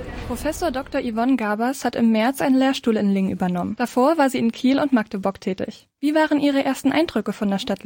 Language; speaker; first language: German; native; German